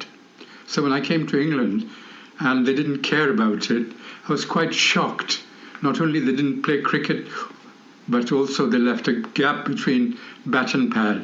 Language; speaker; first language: English; non-native, local second language; Bangla